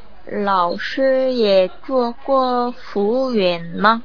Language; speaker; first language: Chinese; non-native, learner; Korean